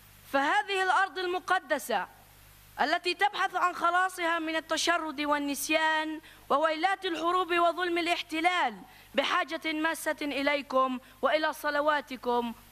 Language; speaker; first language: Arabic; native; Arabic